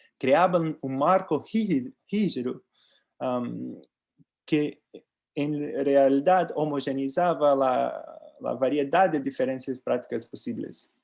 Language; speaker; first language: Spanish; non-native, learner; Portuguese